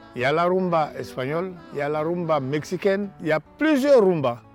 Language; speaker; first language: French; non-native, local second language; Lingala